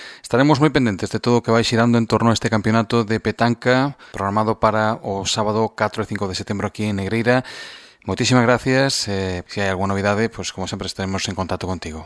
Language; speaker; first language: Galician; native; Galician